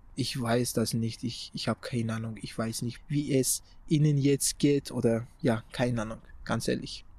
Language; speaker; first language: German; non-native, fluent; Persian